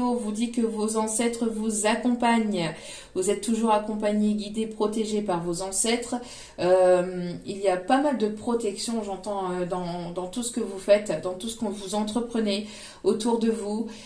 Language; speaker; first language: French; native; French